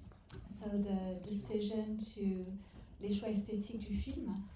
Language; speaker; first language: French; non-native, fluent; English